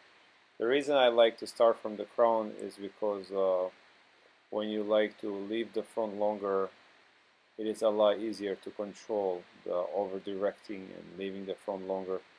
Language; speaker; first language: English; non-native, fluent; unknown